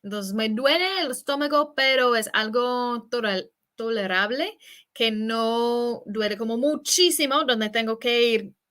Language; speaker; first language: Spanish; non-native, fluent; English